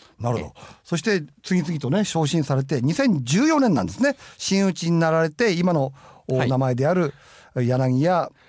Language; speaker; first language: Japanese; native; Japanese